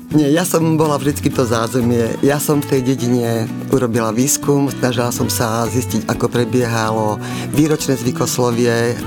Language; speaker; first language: Slovak; native; Slovak